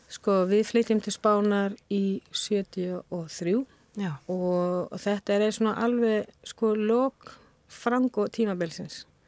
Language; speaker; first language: Icelandic; non-native, fluent; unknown